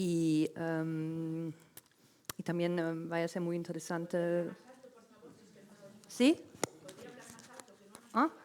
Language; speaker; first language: Spanish; non-native, fluent; German